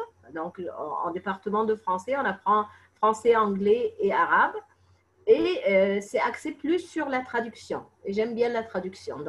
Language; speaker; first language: French; non-native, fluent; Arabic